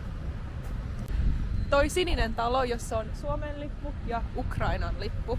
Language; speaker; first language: Finnish; native; Finnish